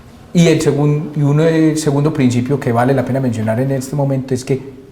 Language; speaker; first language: Spanish; native; Spanish